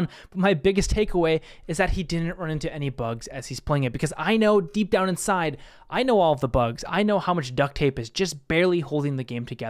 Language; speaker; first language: English; native; English